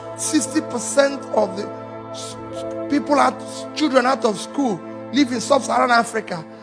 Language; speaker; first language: English; non-native, local second language; Igbo